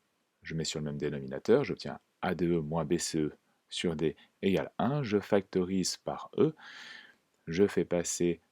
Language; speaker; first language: French; native; French